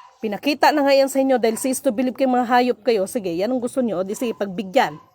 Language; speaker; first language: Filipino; non-native, local second language; Cebuano